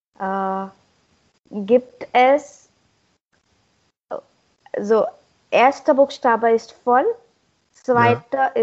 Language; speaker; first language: German; non-native, learner; Marathi